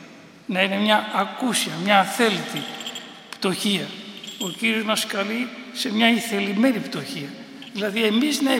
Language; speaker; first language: Greek; native; Greek